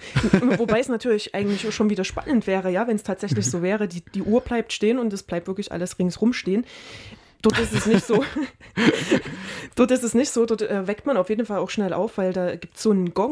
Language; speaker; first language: German; native; German